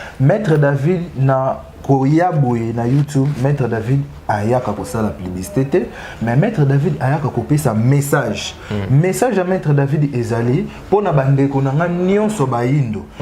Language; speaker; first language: Lingala; non-native, local second language; Kongo